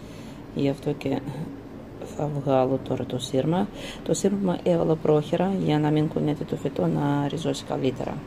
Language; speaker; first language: Greek; non-native, fluent; Russian